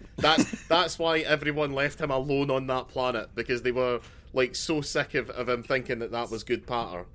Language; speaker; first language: English; native; English